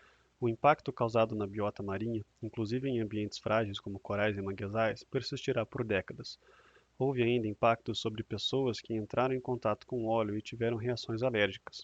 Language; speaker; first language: Portuguese; native; Portuguese